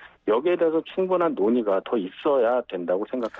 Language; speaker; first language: Korean; native; Korean